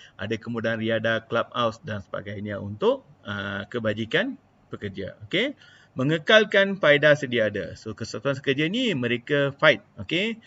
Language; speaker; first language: Malay; non-native, local second language; Tamil